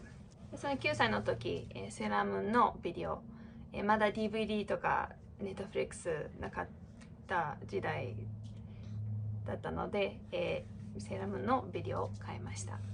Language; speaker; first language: Japanese; non-native, fluent; English